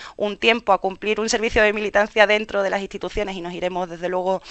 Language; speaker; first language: Spanish; native; Spanish